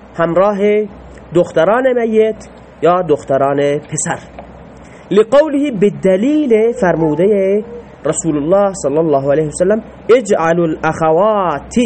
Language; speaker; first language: Persian; non-native, local second language; Baluchi